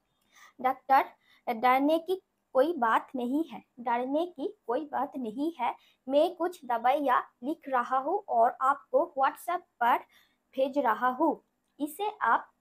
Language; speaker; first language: Hindi; non-native, local second language; Bangla